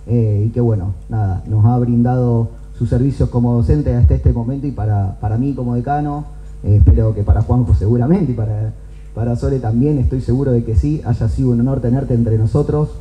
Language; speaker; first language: Spanish; native; Spanish